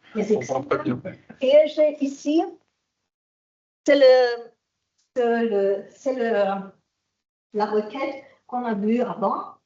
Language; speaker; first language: French; non-native, fluent; German